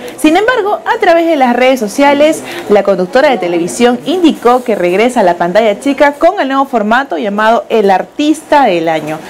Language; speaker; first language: Spanish; native; Spanish